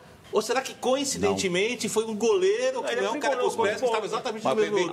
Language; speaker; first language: Portuguese; native; Portuguese